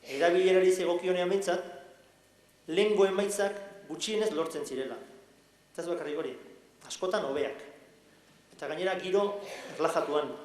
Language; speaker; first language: Basque; native; Basque